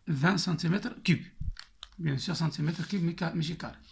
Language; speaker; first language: French; non-native, local second language; Arabic